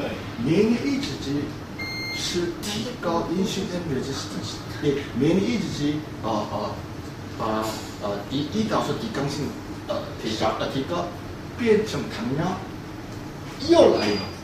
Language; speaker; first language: Chinese; non-native, fluent; Korean